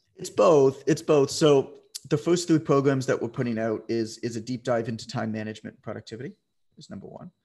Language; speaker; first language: English; native; English